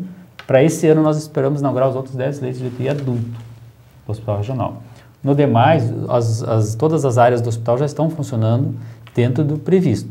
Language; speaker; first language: Portuguese; native; Portuguese